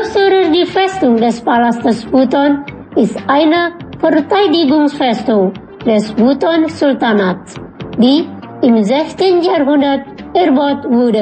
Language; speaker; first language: German; non-native, fluent; Indonesian